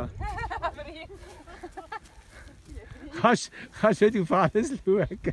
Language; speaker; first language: German; native; German